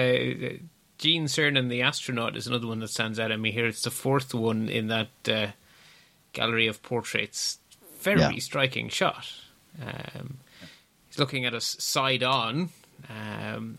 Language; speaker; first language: English; native; English